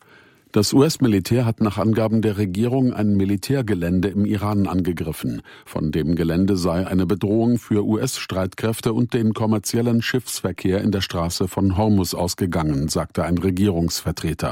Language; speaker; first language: German; native; German